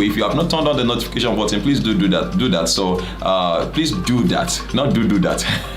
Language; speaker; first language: English; non-native, local second language; Yoruba